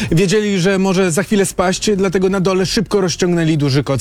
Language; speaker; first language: Polish; native; Polish